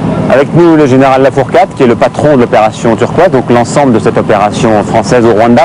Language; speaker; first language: French; native; French